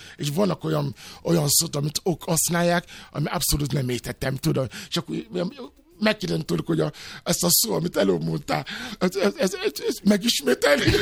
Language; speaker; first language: Hungarian; non-native, learner; Yoruba